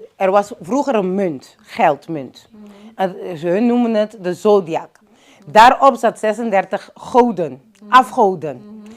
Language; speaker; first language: Dutch; non-native, local second language; Papiamento